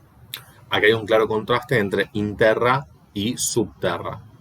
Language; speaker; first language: Spanish; native; Spanish